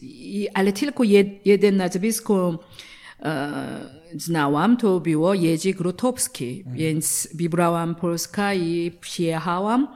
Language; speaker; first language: Polish; non-native, learner; Korean